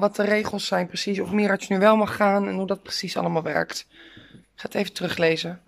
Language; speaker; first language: Dutch; native; Dutch